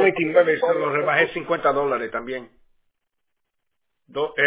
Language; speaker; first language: Spanish; early bilingual, heritage; Spanish